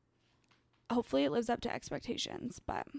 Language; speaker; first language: English; native; English